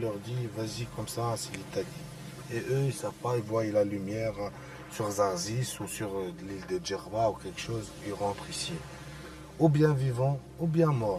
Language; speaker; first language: French; non-native, local second language; Arabic